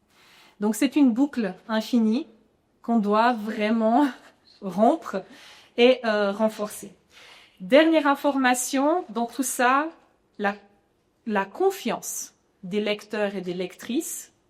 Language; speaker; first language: French; native; French